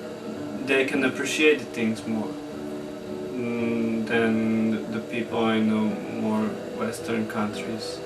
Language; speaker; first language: English; non-native, fluent; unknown